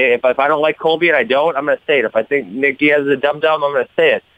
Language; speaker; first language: English; native; English